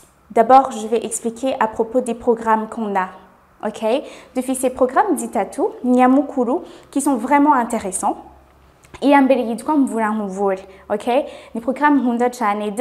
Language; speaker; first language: French; non-native, local second language; Rundi